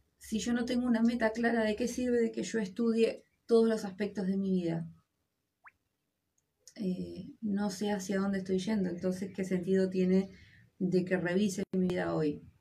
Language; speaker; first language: Spanish; native; Spanish